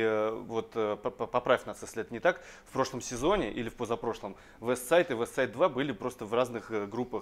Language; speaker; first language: Russian; native; Russian